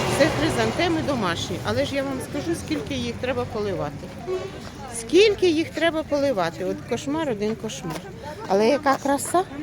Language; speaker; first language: Ukrainian; native; Ukrainian